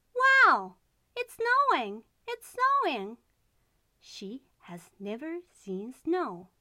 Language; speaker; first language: English; non-native, learner; Japanese